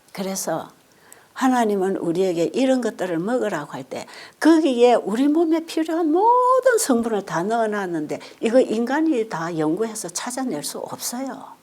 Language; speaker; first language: Korean; native; Korean